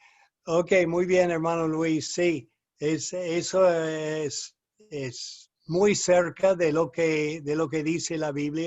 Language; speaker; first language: Spanish; non-native, fluent; English